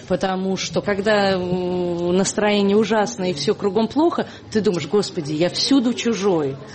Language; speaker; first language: Russian; early bilingual, heritage; Russian